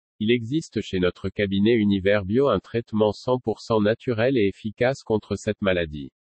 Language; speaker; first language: French; non-native, local second language; Wolof